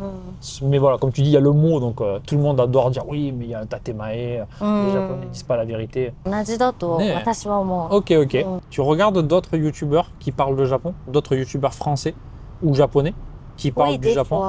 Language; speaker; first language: French; native; French